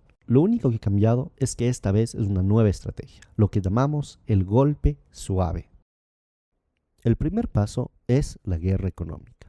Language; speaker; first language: Spanish; native; Spanish